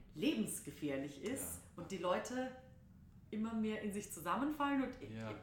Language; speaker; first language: German; native; German